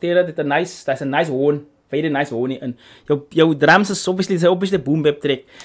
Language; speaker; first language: English; non-native, local second language; Afrikaans